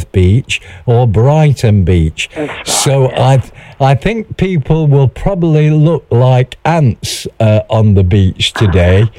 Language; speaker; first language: English; native; English